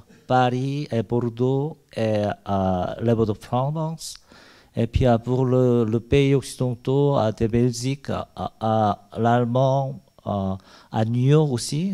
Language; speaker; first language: French; non-native, learner; Korean